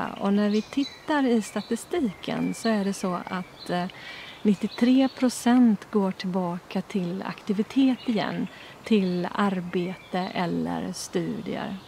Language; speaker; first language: Swedish; native; Swedish